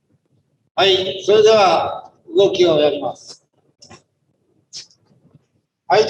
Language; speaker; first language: Japanese; native; Japanese